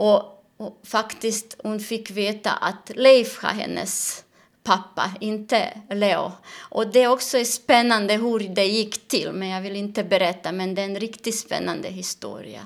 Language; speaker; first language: Swedish; non-native, fluent; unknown